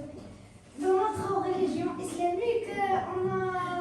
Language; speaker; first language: French; non-native, learner; Arabic